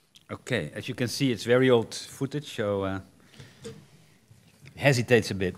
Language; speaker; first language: English; non-native, fluent; Dutch